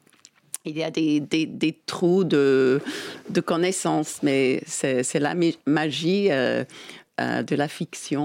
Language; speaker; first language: French; non-native, fluent; English